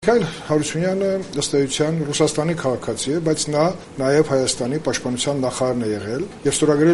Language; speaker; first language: Armenian; native; Armenian